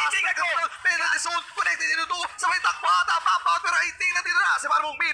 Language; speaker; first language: Filipino; native; Filipino